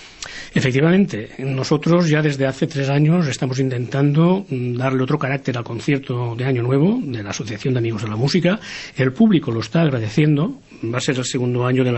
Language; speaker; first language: Spanish; native; Spanish